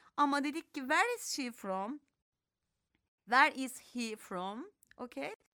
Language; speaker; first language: English; non-native, fluent; Turkish